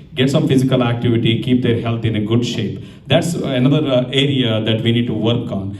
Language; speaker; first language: English; non-native, local second language; Telugu